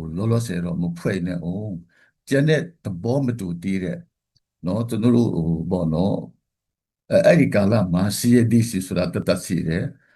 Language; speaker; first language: Burmese; non-native, local second language; Hakha Chin